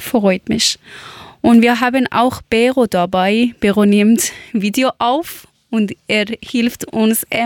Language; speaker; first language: German; non-native, learner; Persian